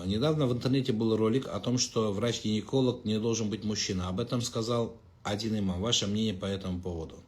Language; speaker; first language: Russian; non-native, local second language; Kazakh